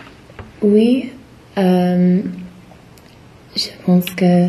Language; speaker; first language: French; non-native, learner; English